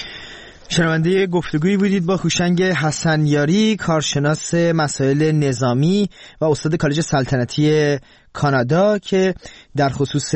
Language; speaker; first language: Persian; native; Persian